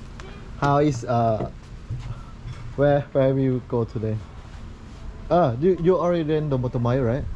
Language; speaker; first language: English; non-native, learner; Lao